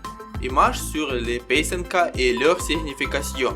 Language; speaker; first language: French; non-native, learner; Ukrainian